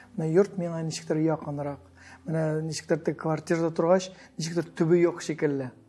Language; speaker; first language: Tatar; early bilingual, heritage; Tatar